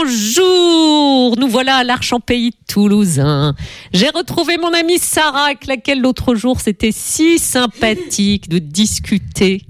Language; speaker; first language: French; native; French